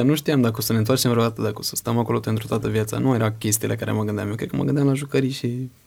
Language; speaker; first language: Romanian; early bilingual, heritage; Romanian